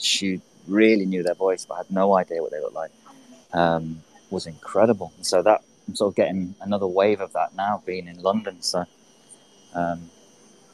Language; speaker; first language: English; native; English